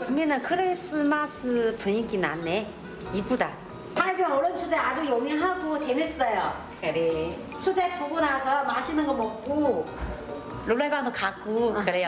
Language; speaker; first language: Korean; non-native, learner; Chinese